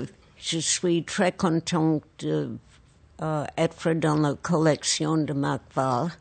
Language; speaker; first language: French; non-native, fluent; English